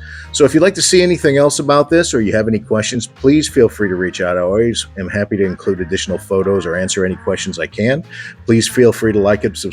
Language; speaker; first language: English; native; English